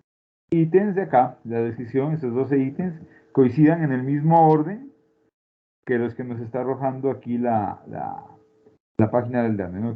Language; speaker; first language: Spanish; native; Spanish